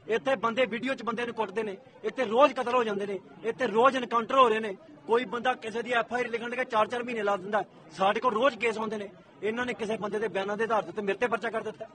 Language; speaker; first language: Punjabi; native; Punjabi